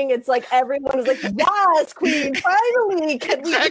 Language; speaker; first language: English; native; English